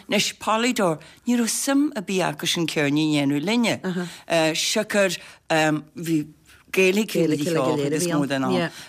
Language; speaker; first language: Irish; native; Irish